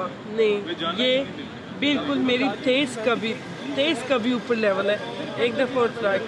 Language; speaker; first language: Hindi; non-native, learner; Turkish